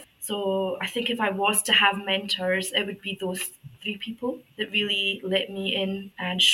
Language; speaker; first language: English; native; English